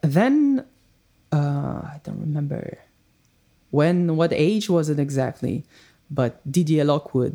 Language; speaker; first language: English; non-native, fluent; Hebrew